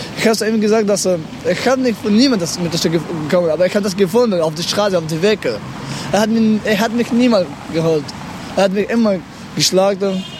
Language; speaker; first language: German; non-native, learner; Pashto